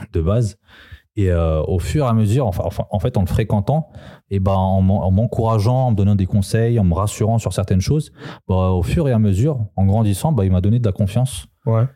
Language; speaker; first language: French; early bilingual, other home language; Serbian